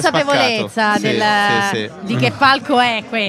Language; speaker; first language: Italian; native; Italian